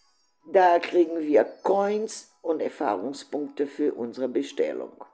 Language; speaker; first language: German; non-native, fluent; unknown